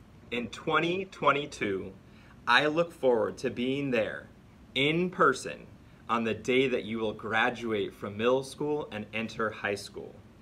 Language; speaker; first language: English; native; English